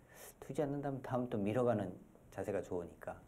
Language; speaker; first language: Korean; native; Korean